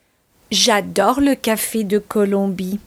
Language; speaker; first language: French; non-native, fluent; English